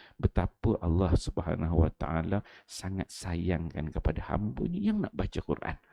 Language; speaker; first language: Malay; native; Malay